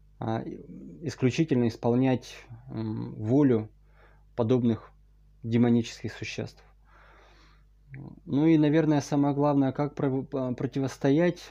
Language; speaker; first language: Russian; native; Russian